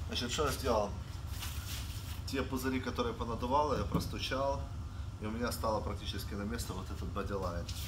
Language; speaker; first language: Russian; native; Russian